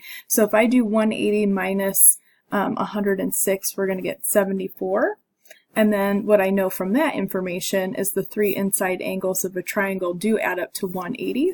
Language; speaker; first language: English; native; English